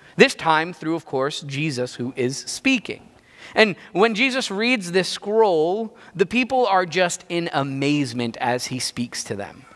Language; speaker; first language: English; native; English